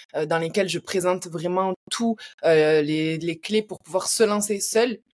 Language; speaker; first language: French; native; French